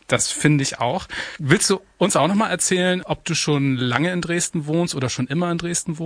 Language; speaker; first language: German; native; German